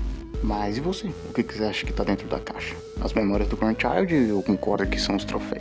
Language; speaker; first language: Portuguese; native; Portuguese